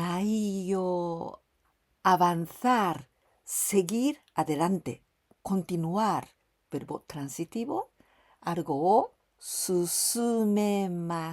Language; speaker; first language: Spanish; non-native, fluent; Japanese